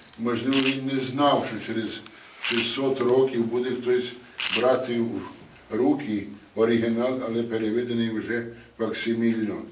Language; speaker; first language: Ukrainian; native; Ukrainian